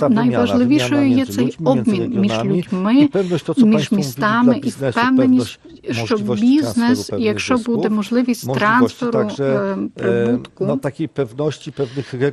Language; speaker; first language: Ukrainian; non-native, fluent; Polish